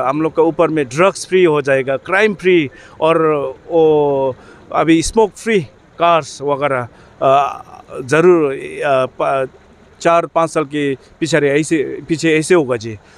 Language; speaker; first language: Hindi; non-native, learner; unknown